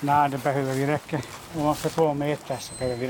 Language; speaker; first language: Swedish; non-native, fluent; Hungarian